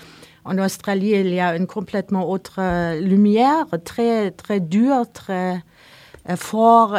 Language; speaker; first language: French; non-native, learner; Norwegian